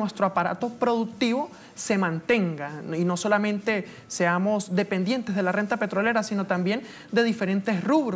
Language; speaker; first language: Spanish; native; Spanish